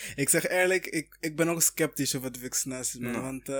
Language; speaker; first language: Dutch; early bilingual, other home language; Kinyarwanda